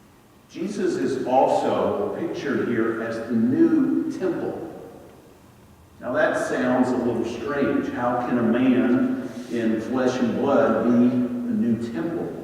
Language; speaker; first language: English; native; English